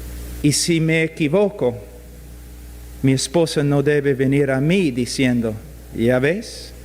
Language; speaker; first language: Spanish; non-native, fluent; English